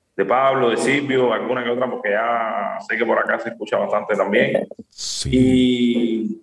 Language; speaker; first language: Spanish; native; Spanish